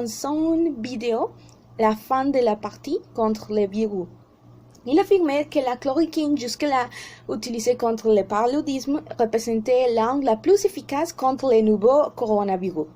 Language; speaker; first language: French; non-native, learner; Spanish